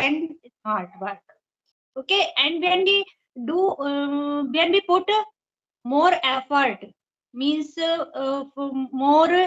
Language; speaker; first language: English; non-native, learner; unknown